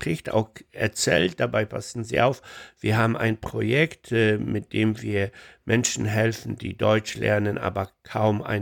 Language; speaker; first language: German; non-native, fluent; Polish